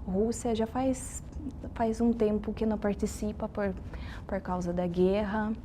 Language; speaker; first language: Portuguese; non-native, fluent; Russian